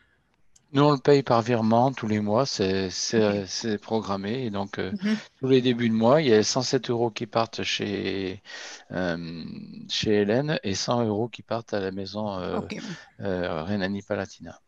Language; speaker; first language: French; native; French